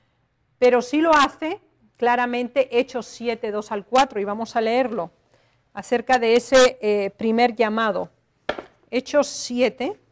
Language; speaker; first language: Spanish; native; Spanish